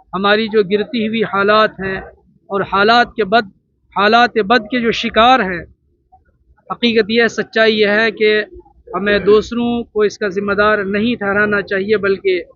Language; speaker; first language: Urdu; native; Urdu